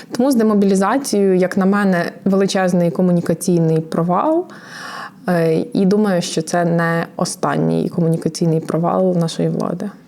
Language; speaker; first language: Ukrainian; native; Ukrainian